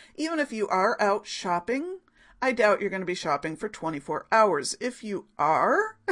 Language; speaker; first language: English; native; English